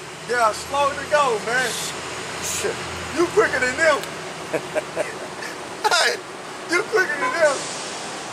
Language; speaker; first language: English; native; English